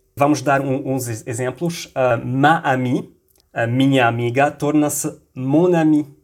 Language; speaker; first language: Portuguese; non-native, fluent; Arabic